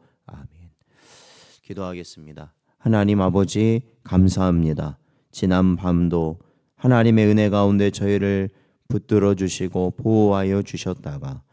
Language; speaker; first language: Korean; native; Korean